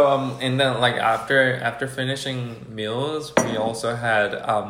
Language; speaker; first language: English; non-native, fluent; Korean